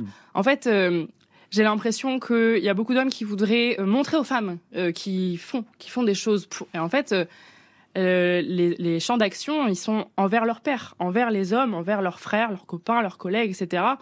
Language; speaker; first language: French; native; French